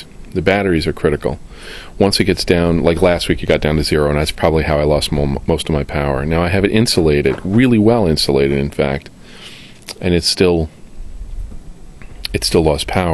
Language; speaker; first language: English; native; English